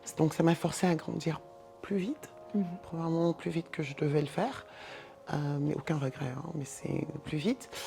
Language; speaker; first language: French; native; French